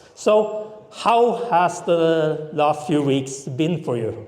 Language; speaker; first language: English; non-native, fluent; Norwegian